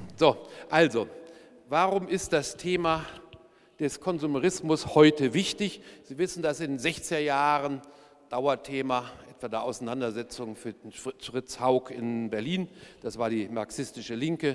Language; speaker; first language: German; native; German